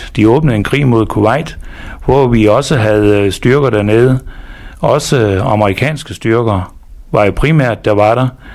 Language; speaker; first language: Danish; native; Danish